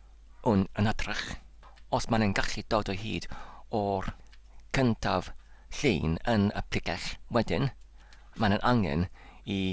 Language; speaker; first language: Welsh; non-native, learner; English